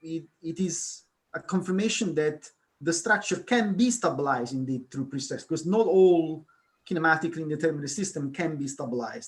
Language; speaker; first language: English; non-native, fluent; Italian